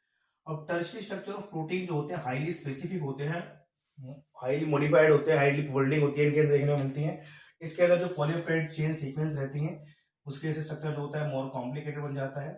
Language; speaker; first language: Hindi; native; Hindi